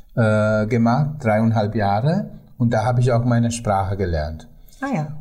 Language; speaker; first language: German; non-native, fluent; Sinhala